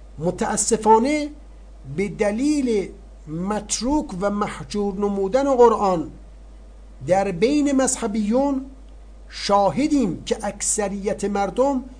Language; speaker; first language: Persian; native; Persian